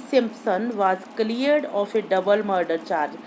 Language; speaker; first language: English; non-native, local second language; Punjabi